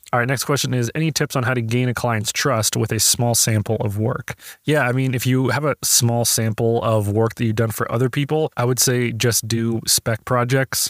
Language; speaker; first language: English; native; English